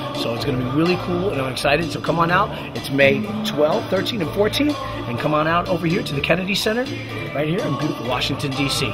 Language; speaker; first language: English; early bilingual, other home language; Spanish